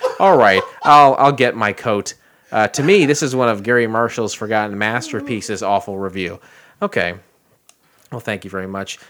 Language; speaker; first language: English; native; English